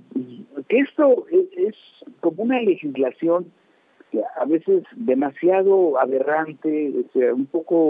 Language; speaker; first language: Spanish; native; Spanish